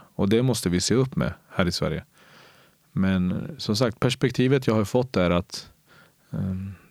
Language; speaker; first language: Swedish; early bilingual, other home language; Spanish